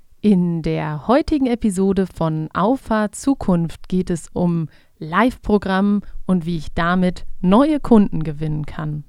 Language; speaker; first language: German; native; German